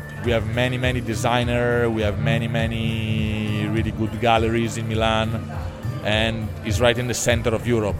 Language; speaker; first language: English; non-native, fluent; Italian